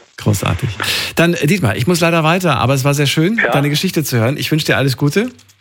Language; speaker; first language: German; native; German